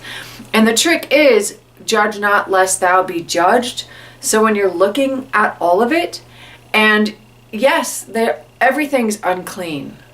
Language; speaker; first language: English; native; English